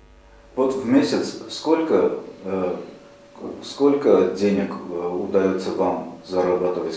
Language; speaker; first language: Russian; native; Russian